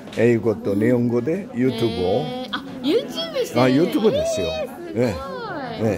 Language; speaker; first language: Japanese; non-native, learner; Korean